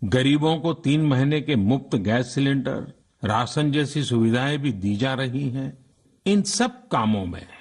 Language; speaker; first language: Hindi; non-native, local second language; Gujarati